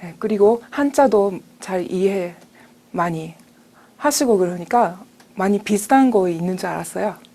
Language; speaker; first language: Korean; non-native, fluent; Japanese